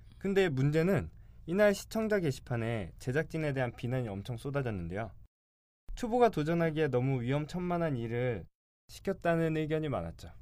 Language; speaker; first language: Korean; native; Korean